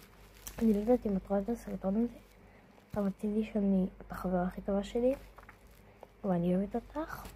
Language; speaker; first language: Hebrew; native; Hebrew